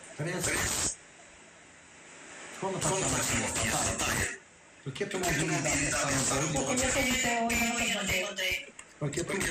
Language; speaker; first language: Italian; non-native, learner; Albanian